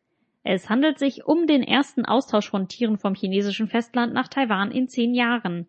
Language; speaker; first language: German; native; German